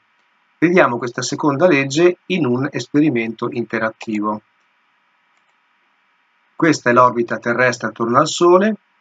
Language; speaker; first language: Italian; native; Italian